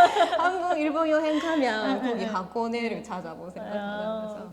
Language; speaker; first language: Korean; non-native, fluent; Japanese